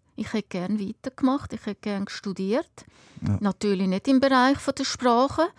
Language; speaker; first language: German; native; German